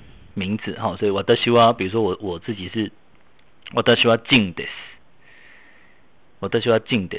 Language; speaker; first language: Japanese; non-native, fluent; Chinese